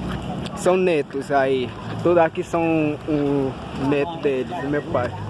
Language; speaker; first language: Portuguese; non-native, local second language; Ticuna